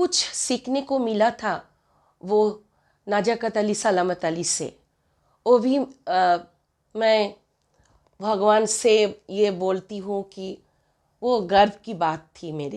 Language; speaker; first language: Hindi; non-native, local second language; Bangla